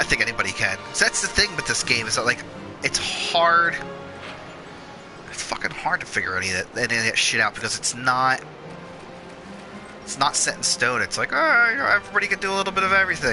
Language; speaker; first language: English; native; English